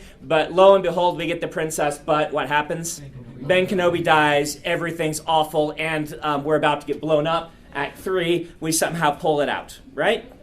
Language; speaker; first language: English; native; English